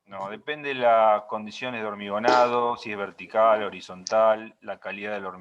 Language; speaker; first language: Spanish; native; Spanish